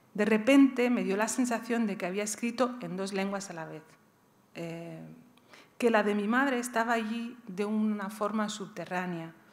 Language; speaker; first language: Spanish; early bilingual, other home language; Riffian